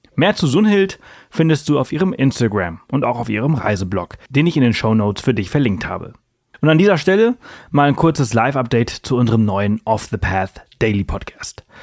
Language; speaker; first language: German; early bilingual, heritage; German